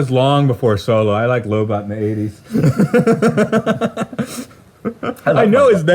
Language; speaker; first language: English; native; English